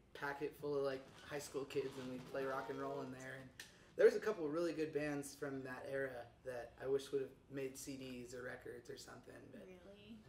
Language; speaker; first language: English; native; English